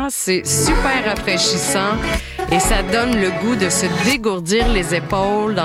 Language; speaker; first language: French; native; French